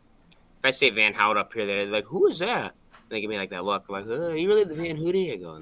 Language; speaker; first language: English; native; English